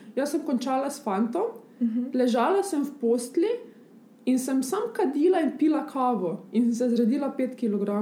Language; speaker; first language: Slovenian; early bilingual, other home language; Bosnian